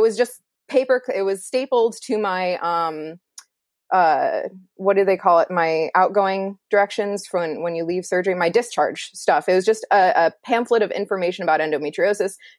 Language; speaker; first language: English; native; English